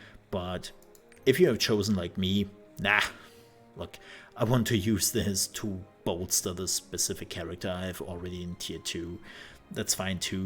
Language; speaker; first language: English; non-native, fluent; German